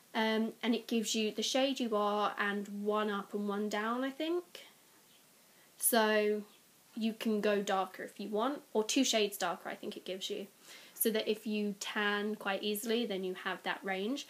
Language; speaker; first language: English; native; English